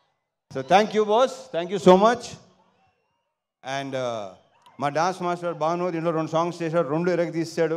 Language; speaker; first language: Telugu; native; Telugu